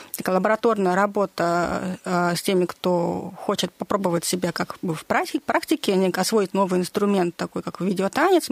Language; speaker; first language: Russian; native; Russian